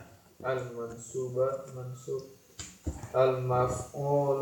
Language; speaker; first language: Arabic; non-native, learner; Indonesian